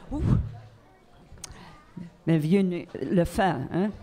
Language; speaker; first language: French; non-native, learner; Swedish